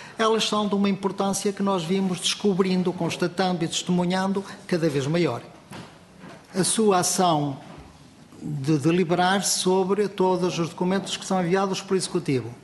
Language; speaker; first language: Portuguese; native; Portuguese